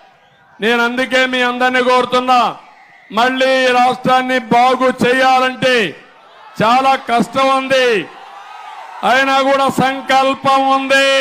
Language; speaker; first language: Telugu; native; Telugu